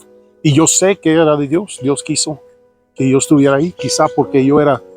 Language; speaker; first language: Spanish; non-native, fluent; English